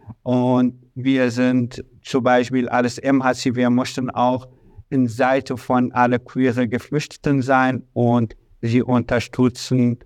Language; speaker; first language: German; non-native, learner; Arabic